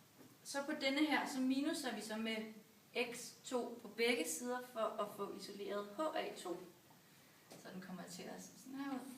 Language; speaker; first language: Danish; native; Danish